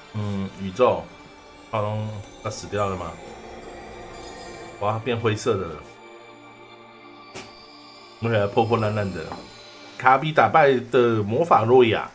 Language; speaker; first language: Chinese; native; Chinese